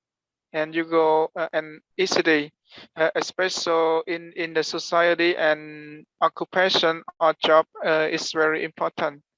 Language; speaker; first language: English; non-native, learner; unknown